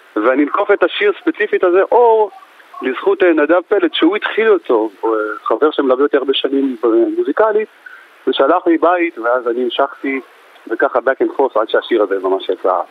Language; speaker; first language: Hebrew; early bilingual, other home language; Amharic